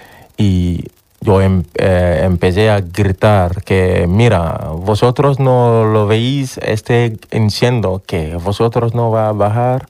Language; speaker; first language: Spanish; non-native, learner; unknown